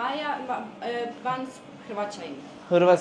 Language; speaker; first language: Turkish; non-native, learner; Croatian